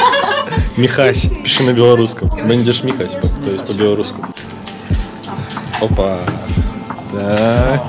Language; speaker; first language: Polish; non-native, learner; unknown